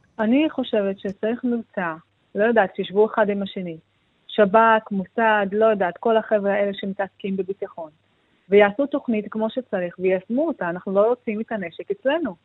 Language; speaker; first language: Hebrew; non-native, local second language; Arabic